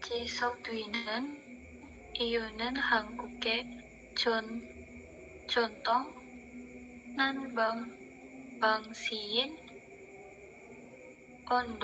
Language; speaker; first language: Korean; non-native, learner; Indonesian